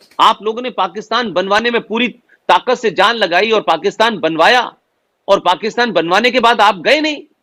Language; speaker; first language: Hindi; native; Hindi